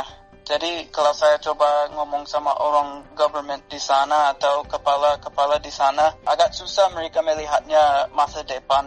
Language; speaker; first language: Indonesian; non-native, fluent; English